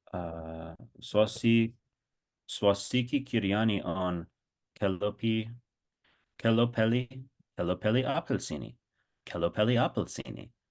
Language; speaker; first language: Finnish; non-native, learner; English